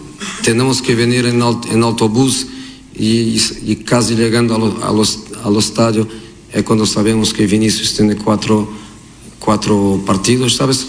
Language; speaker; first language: Spanish; non-native, fluent; Portuguese